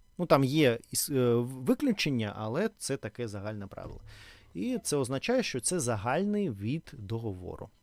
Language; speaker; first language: Ukrainian; non-native, learner; Russian